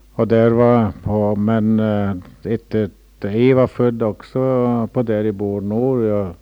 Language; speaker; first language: Norwegian; early bilingual, heritage; Norwegian